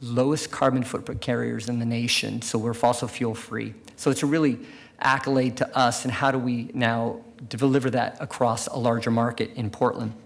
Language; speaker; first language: English; native; English